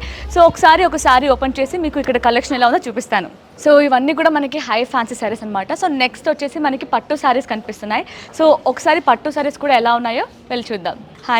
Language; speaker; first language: Telugu; native; Telugu